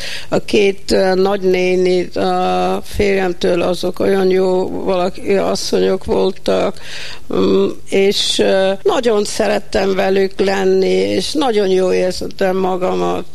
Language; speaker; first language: Hungarian; early bilingual, heritage; Hungarian